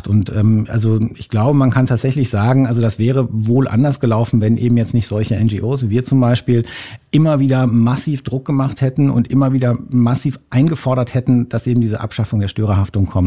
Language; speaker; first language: German; native; German